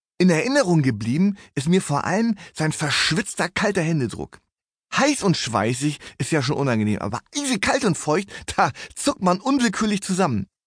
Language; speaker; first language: German; native; German